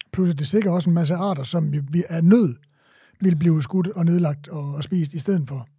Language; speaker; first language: Danish; native; Danish